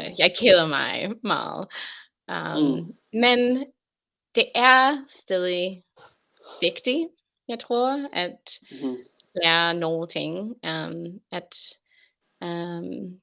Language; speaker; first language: Danish; non-native, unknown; English